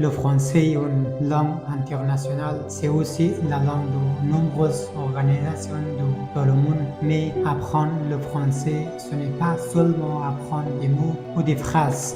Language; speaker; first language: French; non-native, fluent; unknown